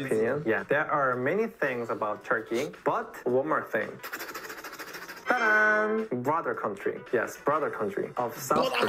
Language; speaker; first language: English; non-native, fluent; Korean